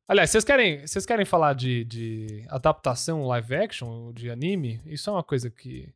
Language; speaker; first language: Portuguese; early bilingual, other home language; English